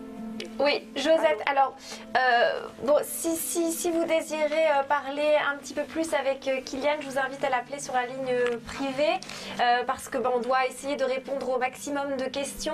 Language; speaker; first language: French; native; French